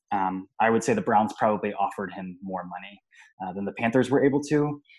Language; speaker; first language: English; native; English